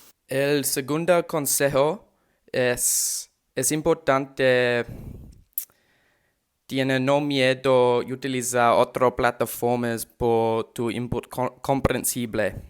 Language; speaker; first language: Spanish; non-native, learner; English